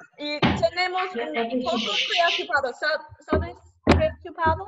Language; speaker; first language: Spanish; non-native, learner; English